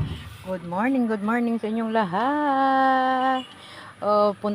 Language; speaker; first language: Filipino; non-native, local second language; Hiligaynon